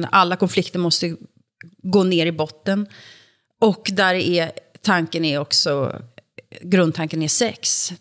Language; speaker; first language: Swedish; native; Swedish